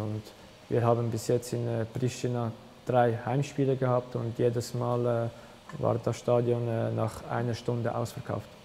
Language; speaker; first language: German; early bilingual, other home language; Albanian